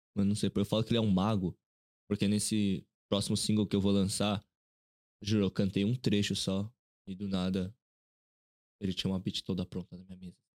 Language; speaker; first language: Portuguese; early bilingual, other home language; Korean